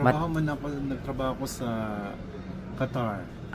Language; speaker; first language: Filipino; non-native, local second language; Bikol